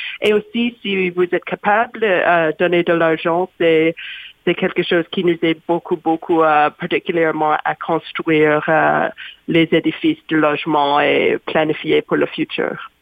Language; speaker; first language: French; non-native, learner; English